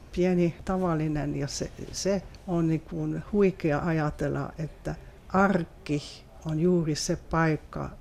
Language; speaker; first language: Finnish; non-native, fluent; French